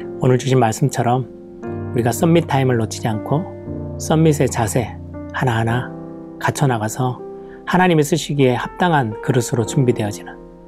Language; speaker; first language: Korean; native; Korean